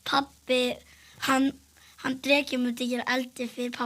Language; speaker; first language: Icelandic; early bilingual, other home language; Portuguese